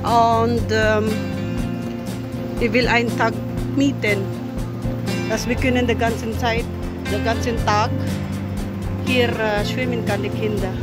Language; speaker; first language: German; non-native, learner; Filipino